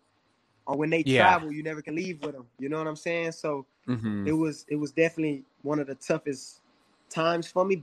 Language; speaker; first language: English; native; English